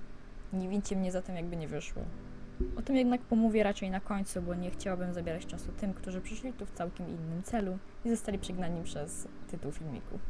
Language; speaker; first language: Polish; native; Polish